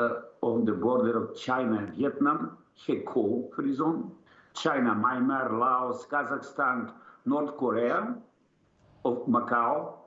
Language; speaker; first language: English; non-native, learner; Serbian